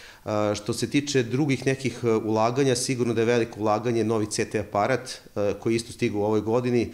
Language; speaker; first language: Serbian; native; Serbian